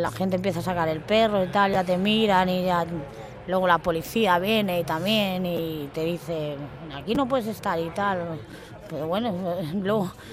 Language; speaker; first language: Spanish; native; Spanish